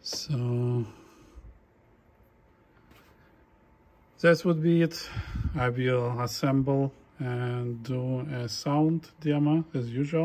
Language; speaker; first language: English; non-native, fluent; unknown